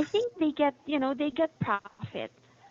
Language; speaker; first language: English; non-native, fluent; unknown